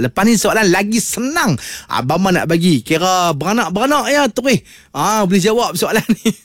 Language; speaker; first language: Malay; native; Malay